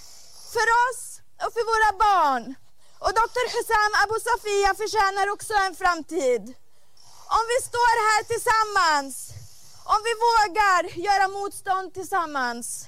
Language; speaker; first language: Swedish; non-native, fluent; Arabic